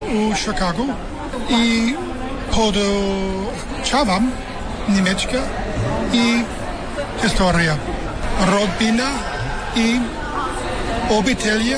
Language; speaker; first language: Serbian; non-native, learner; English